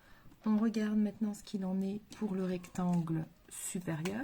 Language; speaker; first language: French; native; French